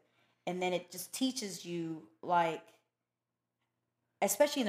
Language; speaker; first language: English; early bilingual, other home language; Spanish